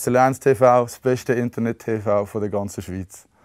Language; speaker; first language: German; native; German